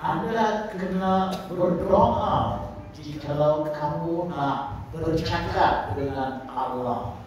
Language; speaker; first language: Malay; non-native, local second language; Tamil